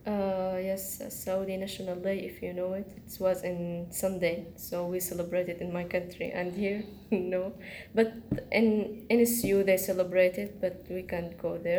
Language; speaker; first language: English; non-native, learner; Arabic